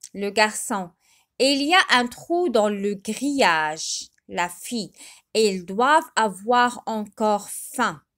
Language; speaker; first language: French; non-native, local second language; Arabic